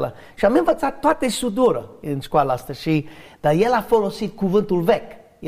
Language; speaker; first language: Romanian; non-native, learner; English